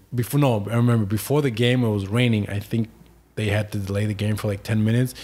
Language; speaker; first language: English; non-native, fluent; German